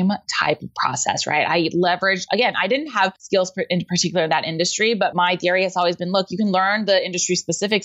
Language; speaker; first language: English; native; English